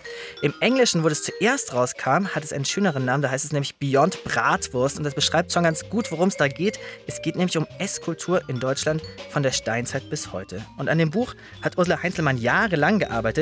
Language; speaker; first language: German; native; German